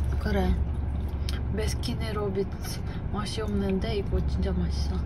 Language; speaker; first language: Korean; non-native, learner; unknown